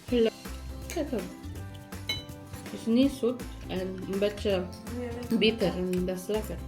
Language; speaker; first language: Dutch; non-native, learner; Filipino